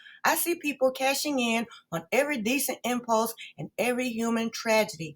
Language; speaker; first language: English; native; English